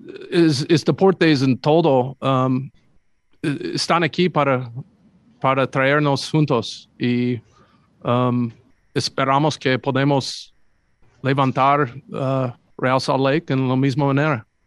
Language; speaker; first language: Spanish; non-native, learner; English